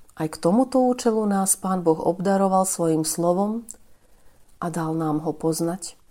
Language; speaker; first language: Slovak; native; Slovak